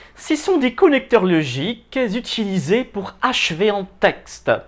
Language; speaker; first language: French; non-native, fluent; Portuguese